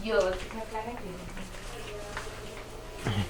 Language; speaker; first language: German; non-native, fluent; Russian